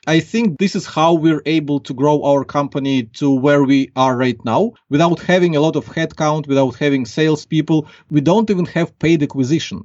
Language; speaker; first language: English; non-native, fluent; Ukrainian